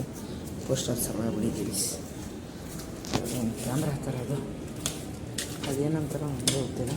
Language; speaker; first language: Kannada; native; Kannada